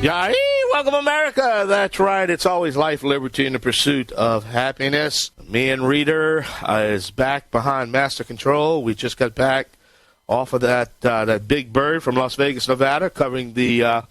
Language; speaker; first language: English; native; English